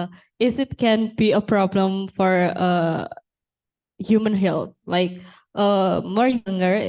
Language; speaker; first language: English; non-native, learner; Indonesian